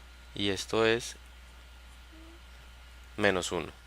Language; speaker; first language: Spanish; native; Spanish